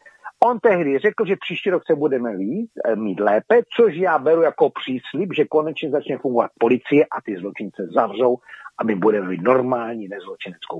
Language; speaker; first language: Czech; native; Czech